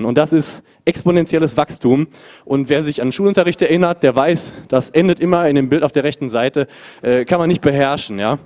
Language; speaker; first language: German; native; German